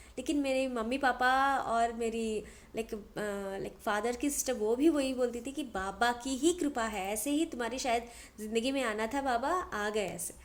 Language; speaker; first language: Hindi; non-native, local second language; Telugu